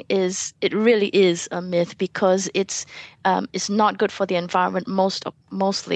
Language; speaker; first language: English; non-native, local second language; Malay